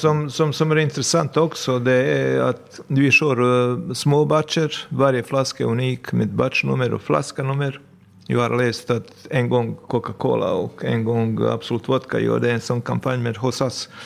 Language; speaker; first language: Swedish; non-native, fluent; Bosnian